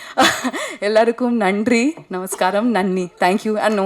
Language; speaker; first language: Tamil; non-native, learner; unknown